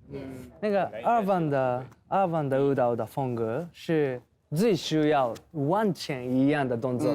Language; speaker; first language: Chinese; non-native, learner; Japanese